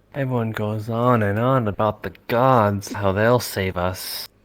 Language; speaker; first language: English; native; English